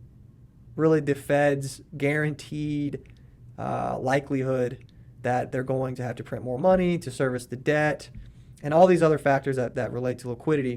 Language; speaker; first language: English; native; English